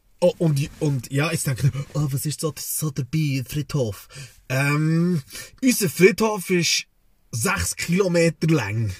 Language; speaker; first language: German; early bilingual, other home language; Serbian